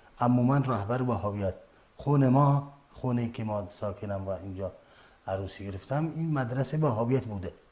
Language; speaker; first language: Persian; non-native, fluent; Arabic